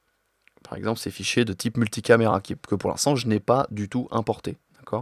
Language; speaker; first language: French; native; French